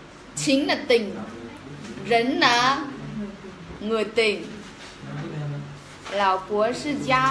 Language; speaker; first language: Chinese; non-native, fluent; Vietnamese